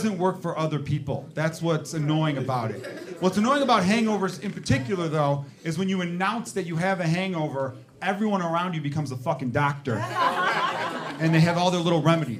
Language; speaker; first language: English; native; English